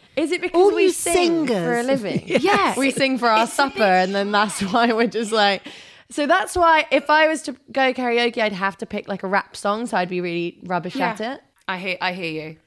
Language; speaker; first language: English; early bilingual, other home language; Albanian